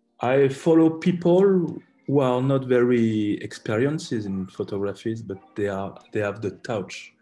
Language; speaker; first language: English; non-native, learner; French